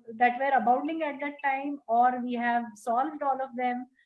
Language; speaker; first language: English; non-native, local second language; Marathi